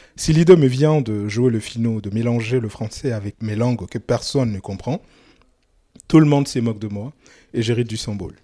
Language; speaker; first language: French; non-native, local second language; Soninke